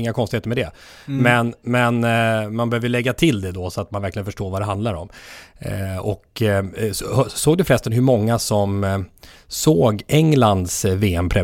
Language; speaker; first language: Swedish; native; Swedish